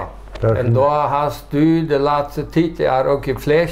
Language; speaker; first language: German; non-native, local second language; Plautdietsch